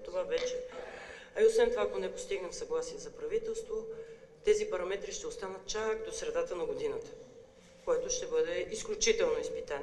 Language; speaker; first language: Bulgarian; native; Bulgarian